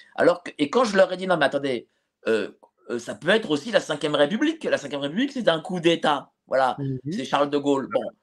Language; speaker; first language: French; native; French